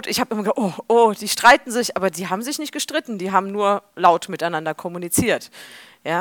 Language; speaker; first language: German; native; German